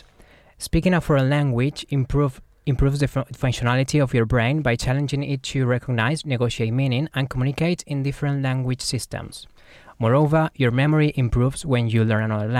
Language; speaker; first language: English; non-native, fluent; Spanish